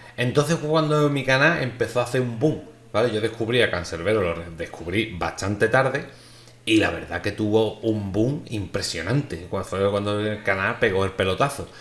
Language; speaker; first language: Spanish; native; Spanish